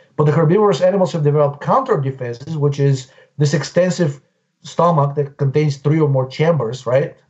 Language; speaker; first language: English; non-native, fluent; Bulgarian